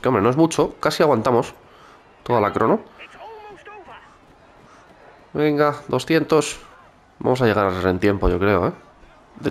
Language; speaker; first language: Spanish; native; Spanish